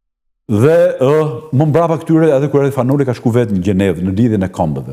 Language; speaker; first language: Albanian; native; Albanian